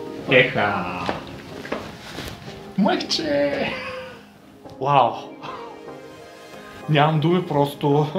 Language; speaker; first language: Bulgarian; native; Bulgarian